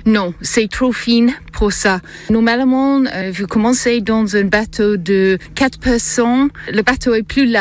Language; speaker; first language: French; non-native, learner; English